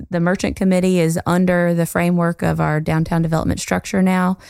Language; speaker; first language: English; native; English